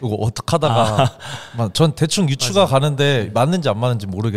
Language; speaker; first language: Korean; native; Korean